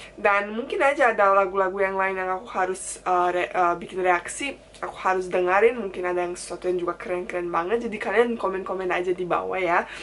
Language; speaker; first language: Indonesian; non-native, fluent; Turkish